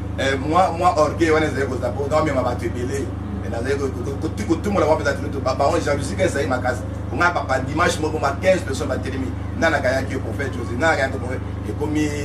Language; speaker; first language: Lingala; native; Lingala